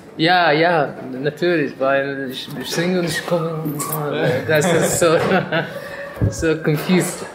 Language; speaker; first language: German; non-native, learner; Arabic